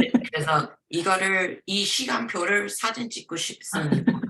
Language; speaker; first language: Korean; early bilingual, heritage; Korean